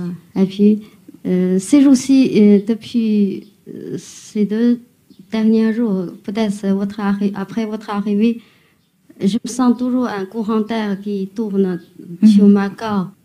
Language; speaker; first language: French; non-native, learner; Chinese